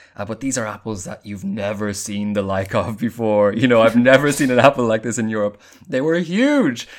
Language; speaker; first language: English; native; English